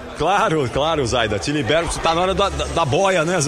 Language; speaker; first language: Portuguese; native; Portuguese